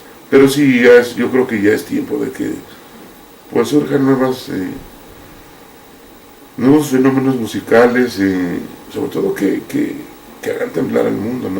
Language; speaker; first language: Spanish; native; Spanish